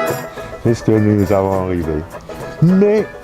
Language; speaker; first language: French; non-native, fluent; English